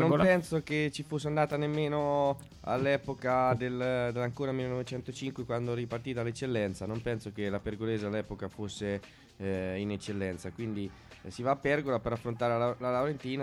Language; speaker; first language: Italian; native; Italian